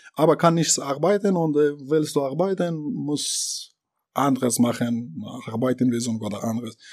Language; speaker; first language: German; non-native, learner; Persian